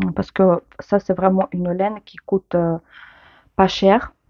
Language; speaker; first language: French; non-native, fluent; Ukrainian